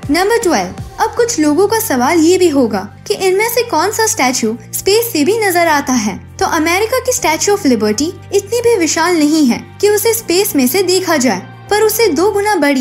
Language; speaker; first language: Hindi; native; Hindi